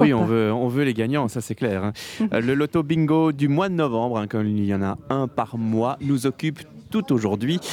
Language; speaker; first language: French; native; French